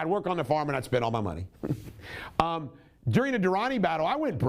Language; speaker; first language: English; native; English